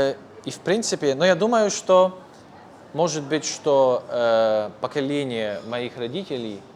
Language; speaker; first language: Russian; non-native, fluent; Polish